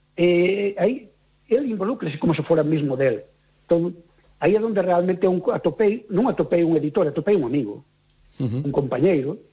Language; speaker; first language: Galician; native; Galician